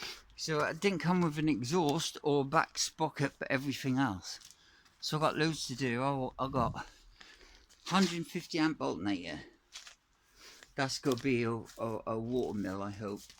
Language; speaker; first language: English; native; English